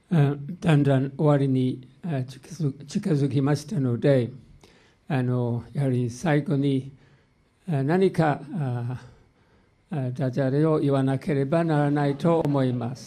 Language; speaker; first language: Japanese; non-native, fluent; English